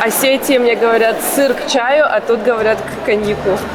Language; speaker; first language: Russian; native; Russian